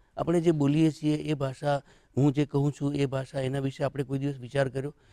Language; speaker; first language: Gujarati; native; Gujarati